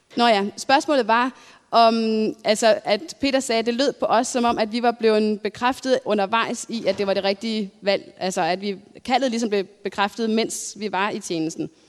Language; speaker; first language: Danish; native; Danish